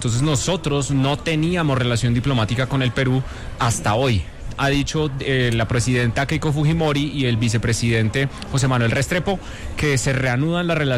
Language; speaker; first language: Spanish; native; Spanish